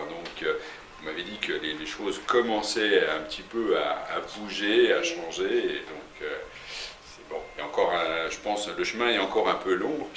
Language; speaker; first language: French; native; French